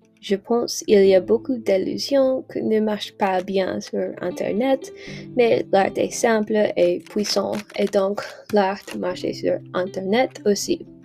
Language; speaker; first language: French; non-native, learner; English